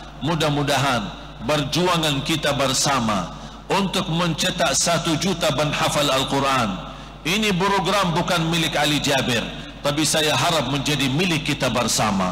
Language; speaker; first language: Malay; non-native, fluent; Arabic